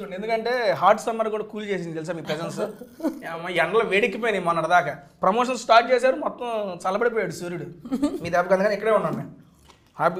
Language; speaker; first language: Telugu; native; Telugu